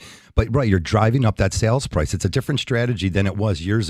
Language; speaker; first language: English; native; English